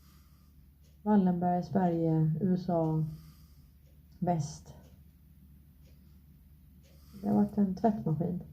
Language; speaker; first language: Swedish; native; Swedish